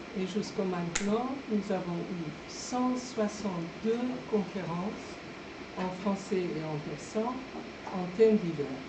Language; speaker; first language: French; non-native, fluent; Persian